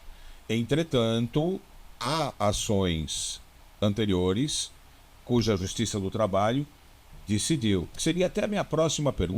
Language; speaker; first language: Portuguese; native; Portuguese